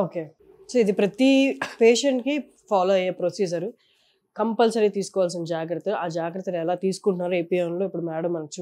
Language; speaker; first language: Telugu; native; Telugu